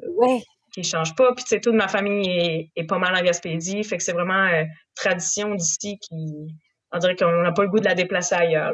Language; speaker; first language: French; native; French